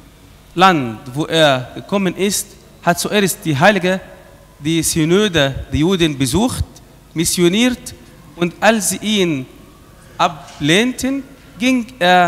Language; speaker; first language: German; non-native, fluent; Arabic